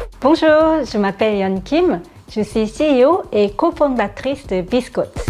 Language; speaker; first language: French; non-native, fluent; Korean